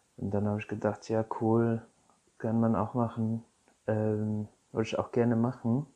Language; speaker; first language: German; non-native, fluent; Arabic